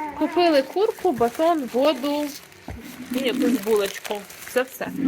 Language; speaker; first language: Ukrainian; native; Ukrainian